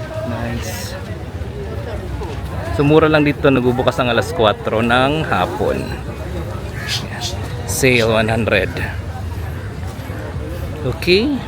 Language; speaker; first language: Filipino; non-native, local second language; Waray